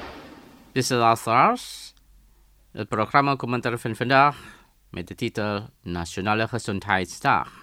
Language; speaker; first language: Dutch; non-native, fluent; Indonesian